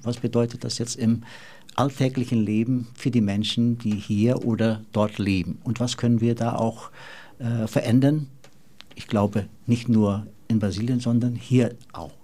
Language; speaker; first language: German; non-native, fluent; Portuguese